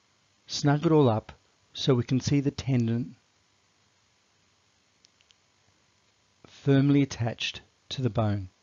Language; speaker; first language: English; native; English